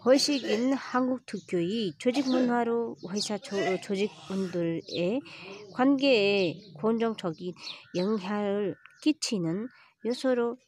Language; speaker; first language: Korean; non-native, learner; Nepali